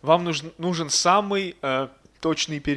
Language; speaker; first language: Russian; native; Russian